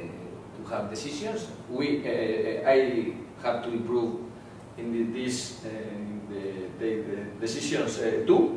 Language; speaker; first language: English; non-native, learner; Spanish